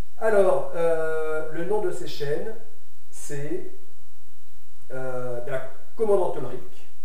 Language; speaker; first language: French; native; French